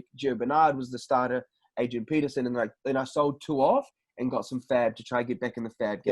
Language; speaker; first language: English; native; English